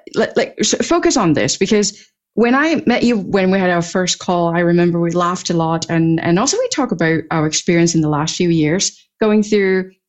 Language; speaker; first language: English; non-native, local second language; Cantonese